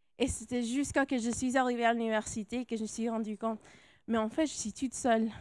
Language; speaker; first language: French; non-native, fluent; English